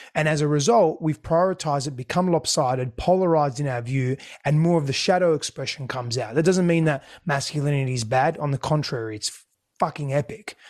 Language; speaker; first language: English; non-native, local second language; Greek